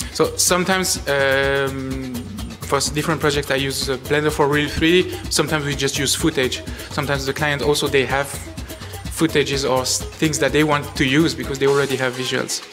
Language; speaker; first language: English; non-native, fluent; French